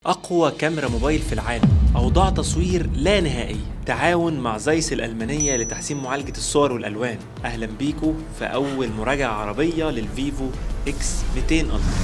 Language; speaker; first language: Arabic; native; Arabic